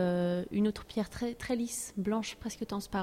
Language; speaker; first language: French; native; French